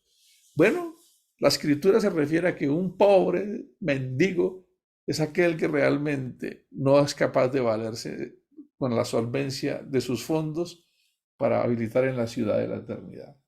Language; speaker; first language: Spanish; native; Spanish